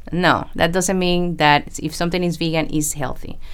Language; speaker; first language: English; non-native, fluent; Spanish